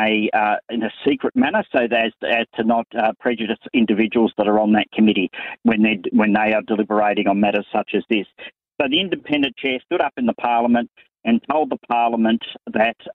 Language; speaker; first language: English; native; English